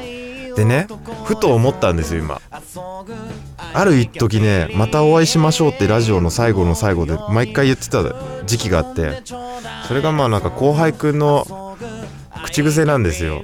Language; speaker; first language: Japanese; native; Japanese